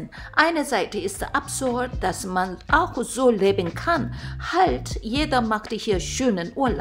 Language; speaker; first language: German; non-native, fluent; Korean